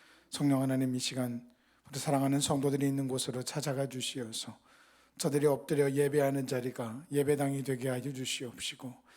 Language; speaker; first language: Korean; native; Korean